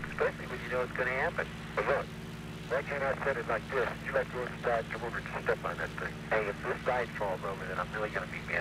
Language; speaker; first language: English; native; English